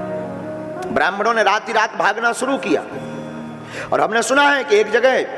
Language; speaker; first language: Hindi; native; Hindi